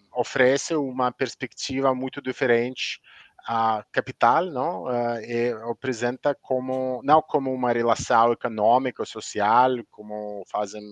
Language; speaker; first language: Portuguese; non-native, fluent; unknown